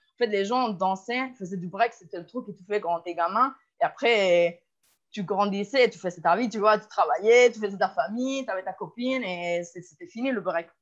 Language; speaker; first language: French; non-native, fluent; Spanish